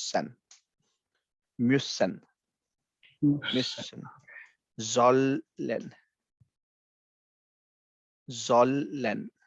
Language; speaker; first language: German; non-native, fluent; Hindi